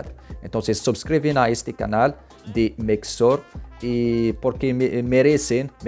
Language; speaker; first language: Spanish; non-native, fluent; Arabic